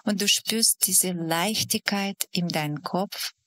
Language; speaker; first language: German; non-native, fluent; Russian